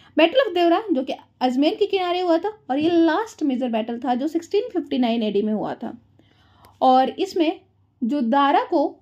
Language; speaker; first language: Hindi; native; Hindi